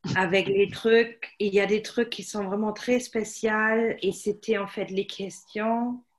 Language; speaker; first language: French; non-native, fluent; German